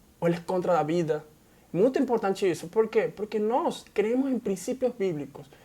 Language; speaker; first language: Portuguese; non-native, fluent; Spanish